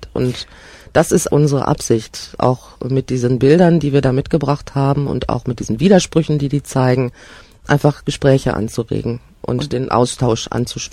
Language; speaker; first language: German; native; German